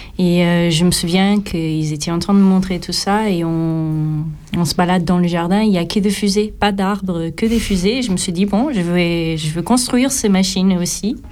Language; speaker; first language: French; non-native, fluent; Portuguese